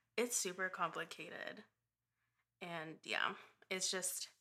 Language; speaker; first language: English; early bilingual, other home language; Spanish